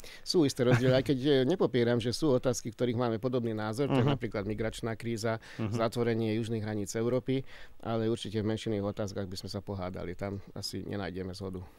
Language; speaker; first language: Slovak; non-native, local second language; Hungarian